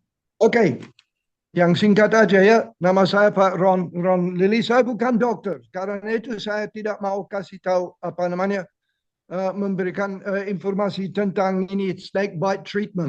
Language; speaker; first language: Indonesian; non-native, fluent; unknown